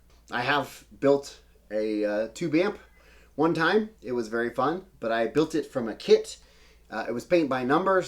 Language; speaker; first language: English; native; English